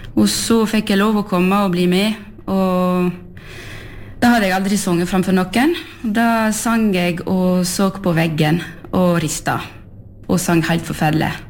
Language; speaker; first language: Norwegian; non-native, fluent; French